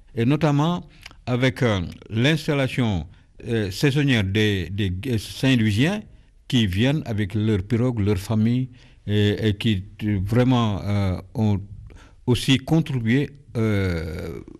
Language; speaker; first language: French; non-native, local second language; Wolof